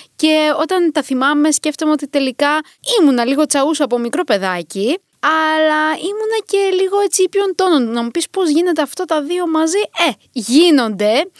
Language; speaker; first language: Greek; early bilingual, other home language; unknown